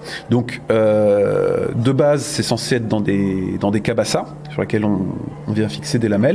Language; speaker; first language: French; native; French